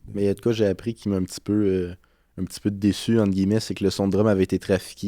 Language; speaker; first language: French; native; French